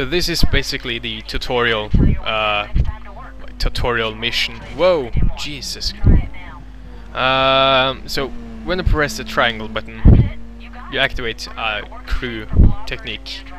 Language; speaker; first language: English; non-native, fluent; Norwegian